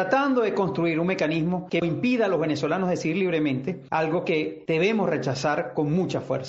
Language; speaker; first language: Spanish; native; Spanish